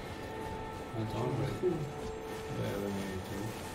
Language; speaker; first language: French; native; French